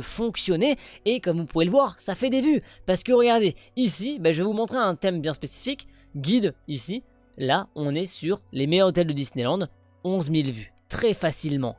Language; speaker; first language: French; native; French